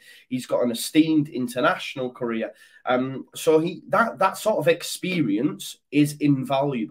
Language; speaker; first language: English; native; English